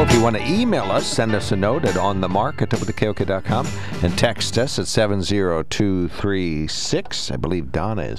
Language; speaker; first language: English; native; English